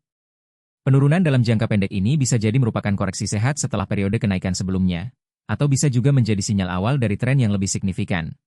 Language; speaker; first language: Indonesian; native; Indonesian